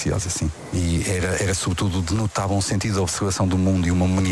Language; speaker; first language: Portuguese; native; Portuguese